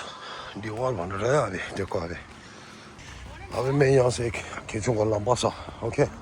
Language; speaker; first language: Hindi; non-native, local second language; Tibetan